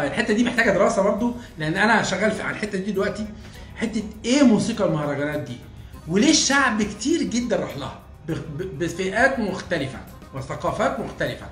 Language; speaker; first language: Arabic; native; Arabic